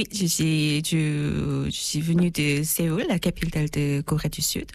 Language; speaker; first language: French; non-native, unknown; Korean